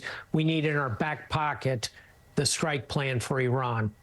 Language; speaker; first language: English; native; English